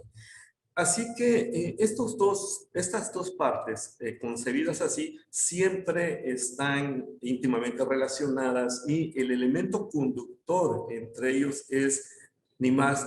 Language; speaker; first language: Spanish; non-native, local second language; Yucateco